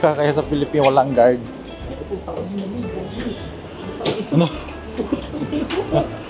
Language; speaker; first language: Filipino; non-native, learner; Korean